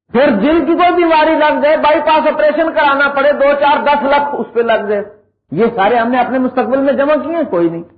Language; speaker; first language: Urdu; native; Urdu